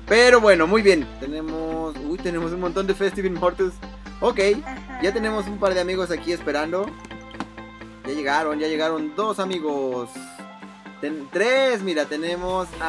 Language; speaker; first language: Spanish; native; Spanish